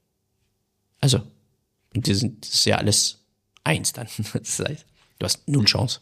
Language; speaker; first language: German; non-native, fluent; Persian